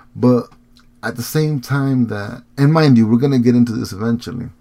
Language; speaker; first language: English; early bilingual, heritage; Spanish